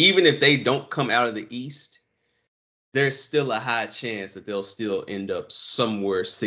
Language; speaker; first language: English; native; English